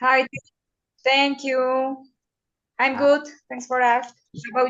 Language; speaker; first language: English; non-native, learner; Spanish